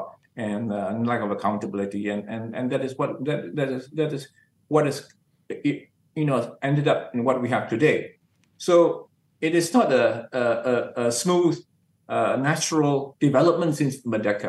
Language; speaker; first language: English; non-native, local second language; Min Nan Chinese